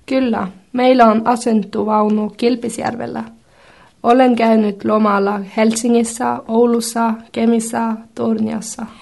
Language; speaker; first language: Finnish; non-native, learner; Norwegian